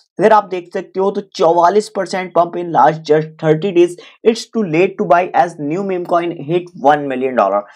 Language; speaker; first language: Hindi; native; Hindi